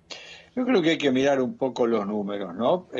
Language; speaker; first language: Spanish; native; Spanish